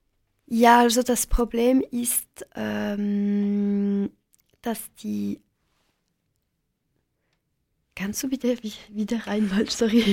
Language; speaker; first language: German; non-native, local second language; French